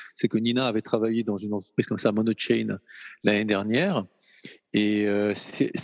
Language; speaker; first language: French; non-native, fluent; Ukrainian